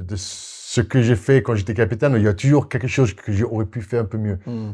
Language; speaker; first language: French; non-native, fluent; Afrikaans